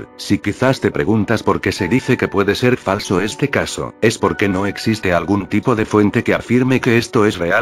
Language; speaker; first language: Spanish; native; Spanish